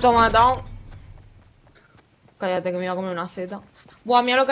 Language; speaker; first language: Spanish; native; Spanish